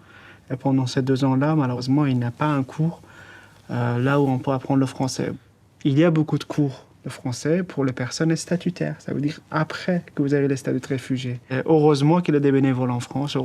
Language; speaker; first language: French; non-native, fluent; Persian